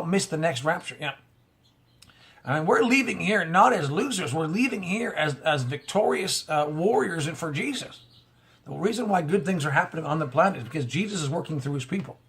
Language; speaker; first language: English; native; English